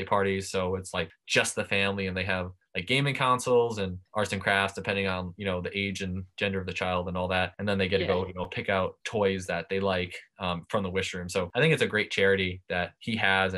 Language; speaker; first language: English; native; English